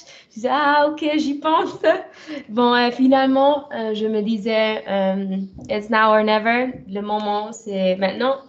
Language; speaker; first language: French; non-native, fluent; German